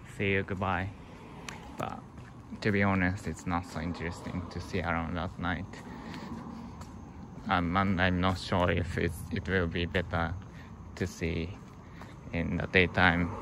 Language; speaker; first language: English; non-native, learner; Japanese